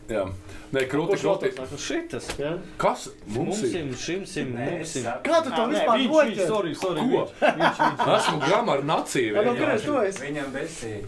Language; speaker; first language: Latvian; non-native, local second language; Russian